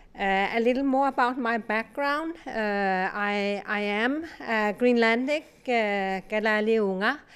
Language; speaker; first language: English; non-native, fluent; Kalaallisut